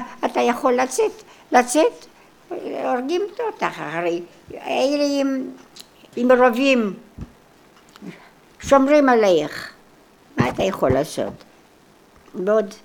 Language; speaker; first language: Hebrew; non-native, local second language; Polish